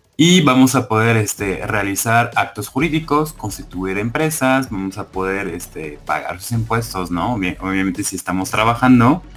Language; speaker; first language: Spanish; non-native, fluent; French